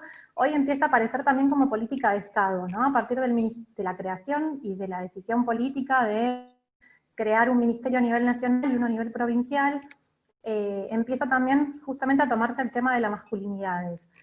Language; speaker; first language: Spanish; native; Spanish